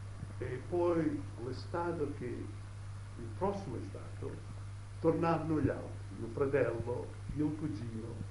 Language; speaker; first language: Italian; early bilingual, heritage; Italian